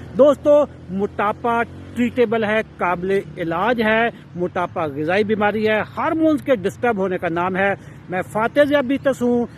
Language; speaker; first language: Urdu; native; Urdu